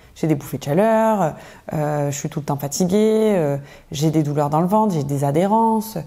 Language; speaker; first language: French; native; French